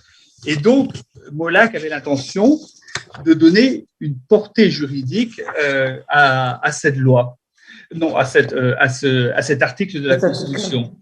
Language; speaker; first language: French; native; French